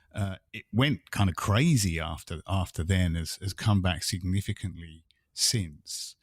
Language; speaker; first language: English; native; English